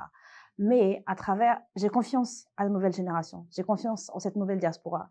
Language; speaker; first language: French; non-native, local second language; Malagasy